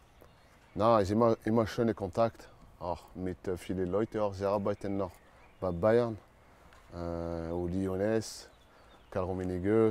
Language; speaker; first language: German; non-native, learner; French